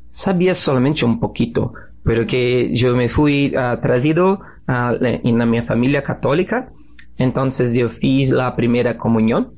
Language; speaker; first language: Spanish; non-native, learner; Portuguese